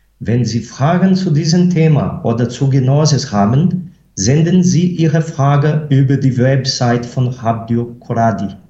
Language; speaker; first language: German; non-native, fluent; Portuguese